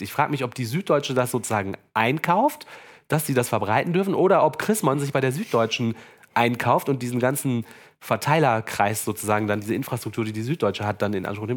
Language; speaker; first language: German; native; German